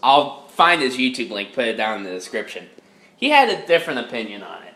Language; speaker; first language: English; native; English